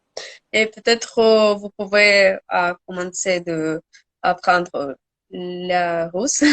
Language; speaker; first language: French; non-native, learner; Russian